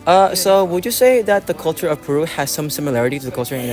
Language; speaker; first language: English; non-native, learner; Indonesian